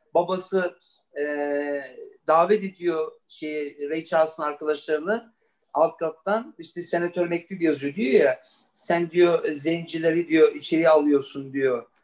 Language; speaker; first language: Turkish; early bilingual, heritage; Turkish